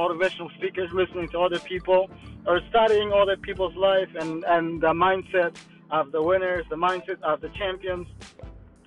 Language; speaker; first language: English; non-native, fluent; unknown